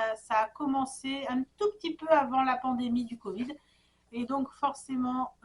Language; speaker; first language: French; native; French